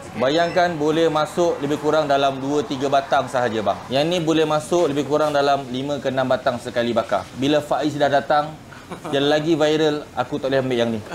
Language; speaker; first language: Malay; native; Malay